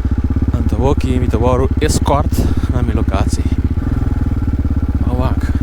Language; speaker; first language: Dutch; non-native, local second language; Papiamento